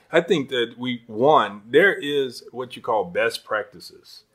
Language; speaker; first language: English; native; English